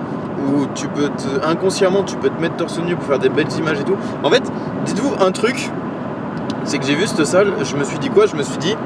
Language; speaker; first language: French; native; French